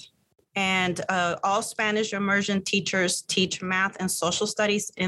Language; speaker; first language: English; early bilingual, other home language; Spanish